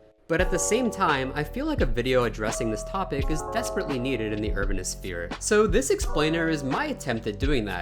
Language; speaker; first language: English; native; English